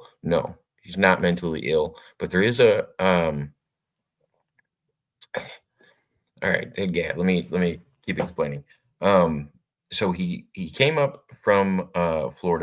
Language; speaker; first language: English; native; English